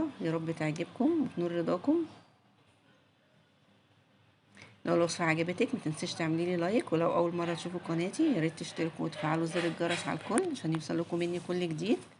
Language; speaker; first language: Arabic; native; Arabic